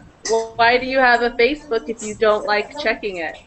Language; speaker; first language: English; native; English